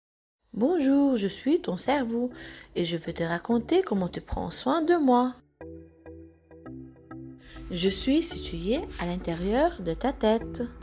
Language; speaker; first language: French; non-native, fluent; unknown